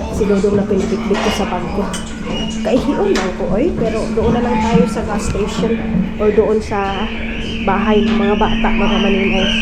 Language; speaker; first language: Filipino; non-native, local second language; Cebuano